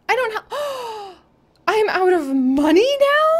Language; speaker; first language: English; native; English